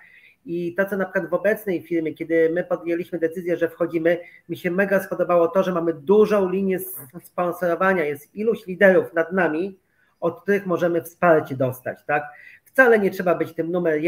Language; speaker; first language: Polish; native; Polish